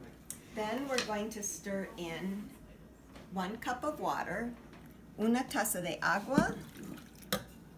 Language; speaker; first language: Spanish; non-native, learner; English